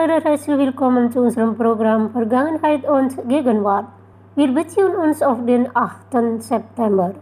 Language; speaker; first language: German; non-native, fluent; Indonesian